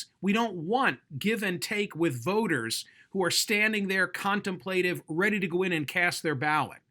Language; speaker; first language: English; native; English